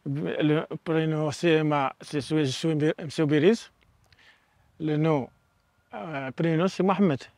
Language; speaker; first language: French; non-native, learner; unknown